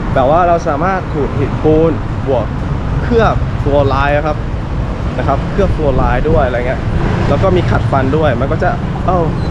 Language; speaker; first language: Thai; native; Thai